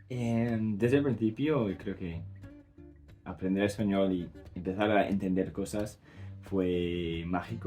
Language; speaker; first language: Spanish; non-native, fluent; English